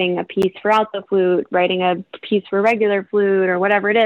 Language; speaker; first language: English; native; English